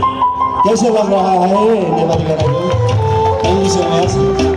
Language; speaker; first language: Hindi; non-native, learner; Nepali